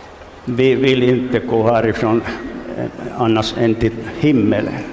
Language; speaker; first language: Swedish; non-native, local second language; Finnish